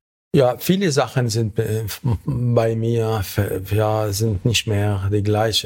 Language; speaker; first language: German; non-native, learner; Arabic